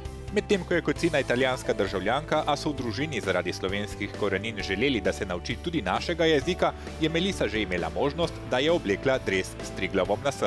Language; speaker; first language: Slovenian; native; Slovenian